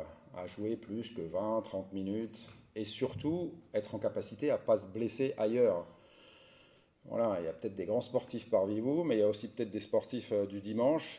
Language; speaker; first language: French; native; French